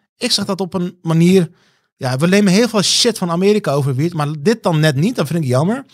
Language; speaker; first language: Dutch; early bilingual, other home language; Turkish